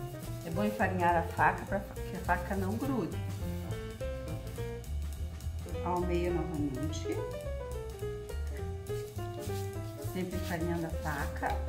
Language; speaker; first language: Portuguese; native; Portuguese